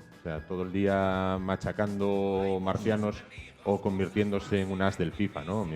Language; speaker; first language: Spanish; native; Spanish